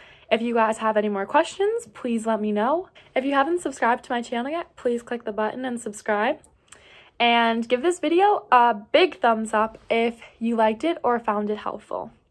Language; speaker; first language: English; native; English